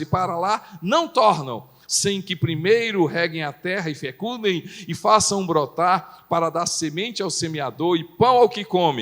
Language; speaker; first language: Portuguese; native; Portuguese